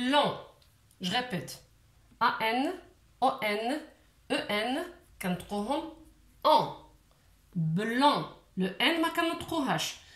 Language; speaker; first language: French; non-native, local second language; Arabic